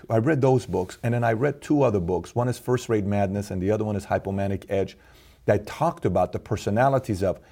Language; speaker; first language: English; early bilingual, other home language; Persian